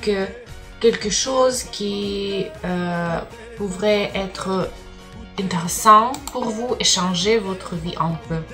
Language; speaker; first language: French; non-native, learner; Russian